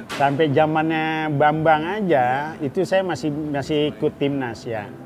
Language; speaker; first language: Indonesian; native; Indonesian